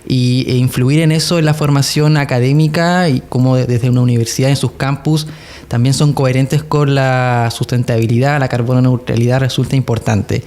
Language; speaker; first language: Spanish; native; Spanish